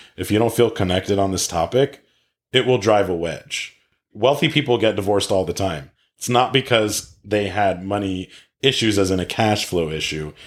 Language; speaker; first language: English; native; English